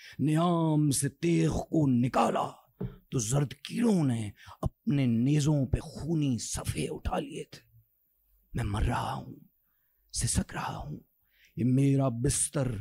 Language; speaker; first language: Urdu; native; Urdu